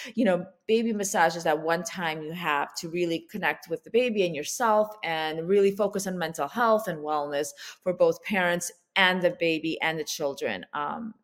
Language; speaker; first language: English; early bilingual, other home language; Russian